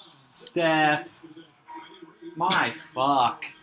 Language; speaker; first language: English; native; English